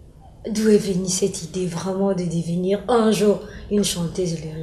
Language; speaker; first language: French; non-native, local second language; Lingala